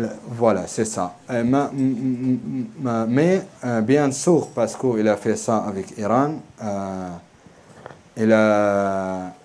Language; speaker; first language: French; non-native, learner; Arabic